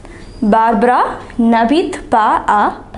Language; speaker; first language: French; non-native, fluent; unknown